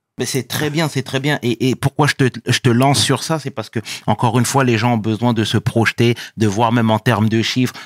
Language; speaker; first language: French; native; French